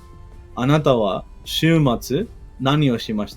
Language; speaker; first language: Japanese; non-native, learner; English